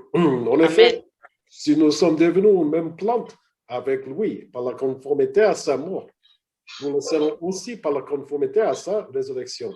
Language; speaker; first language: French; non-native, learner; English